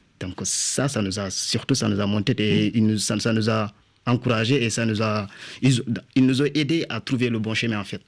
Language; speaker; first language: French; non-native, local second language; Wolof